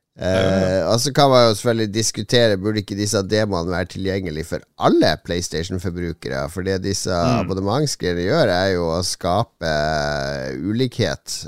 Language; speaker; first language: Norwegian; native; Norwegian